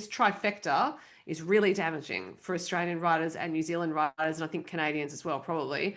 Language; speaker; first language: English; native; English